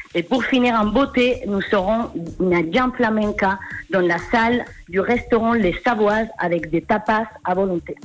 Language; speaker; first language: French; non-native, fluent; Spanish